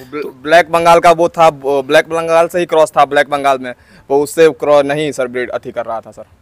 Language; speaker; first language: Hindi; native; Hindi